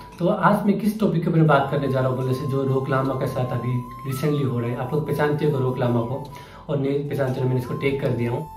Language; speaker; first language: Hindi; non-native, local second language; Nepali